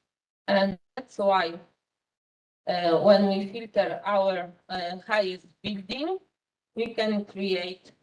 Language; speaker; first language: English; non-native, fluent; Polish